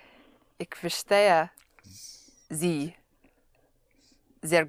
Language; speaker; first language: German; non-native, learner; English